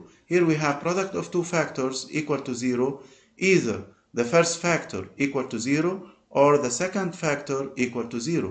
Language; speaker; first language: English; non-native, local second language; Arabic